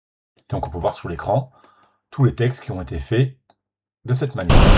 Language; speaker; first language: French; native; French